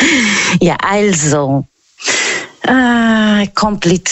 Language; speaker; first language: German; non-native, learner; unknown